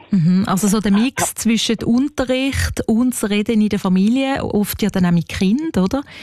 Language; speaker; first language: German; native; German